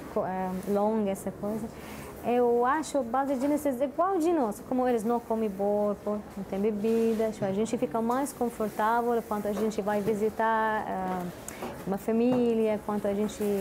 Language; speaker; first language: Portuguese; non-native, learner; Arabic